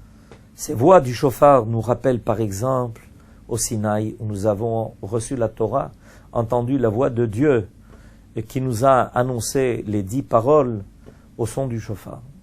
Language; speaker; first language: French; native; French